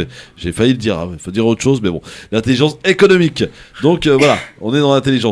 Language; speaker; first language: French; native; French